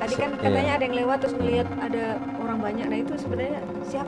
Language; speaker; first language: Indonesian; native; Indonesian